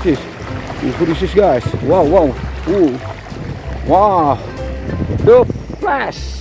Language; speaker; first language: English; non-native, learner; Indonesian